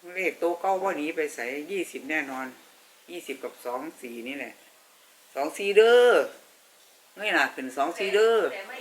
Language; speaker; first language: Thai; native; Thai